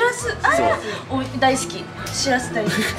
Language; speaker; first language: Japanese; native; Japanese